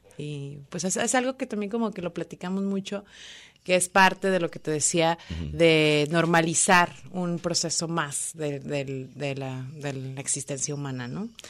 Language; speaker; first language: Spanish; early bilingual, heritage; Spanish